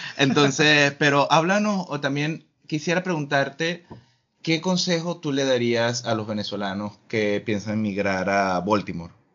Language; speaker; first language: Spanish; native; Spanish